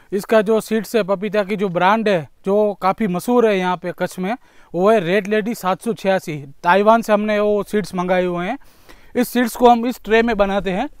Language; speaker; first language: Hindi; non-native, local second language; Gujarati